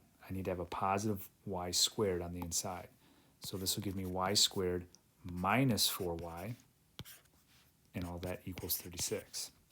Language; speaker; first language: English; native; English